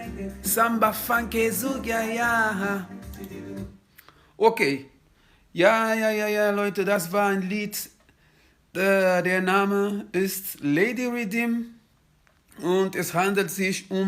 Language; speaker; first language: German; non-native, fluent; Kabuverdianu